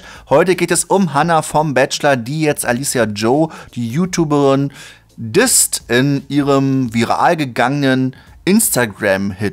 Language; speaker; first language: German; native; German